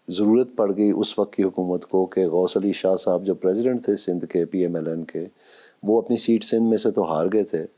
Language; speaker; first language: Urdu; non-native, local second language; Punjabi